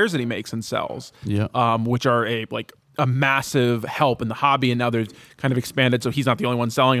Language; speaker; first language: English; native; English